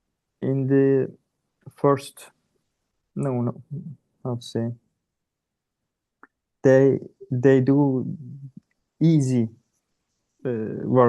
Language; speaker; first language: English; non-native, learner; Turkish